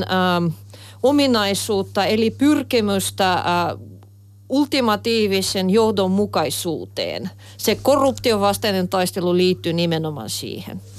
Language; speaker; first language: Finnish; non-native, fluent; Russian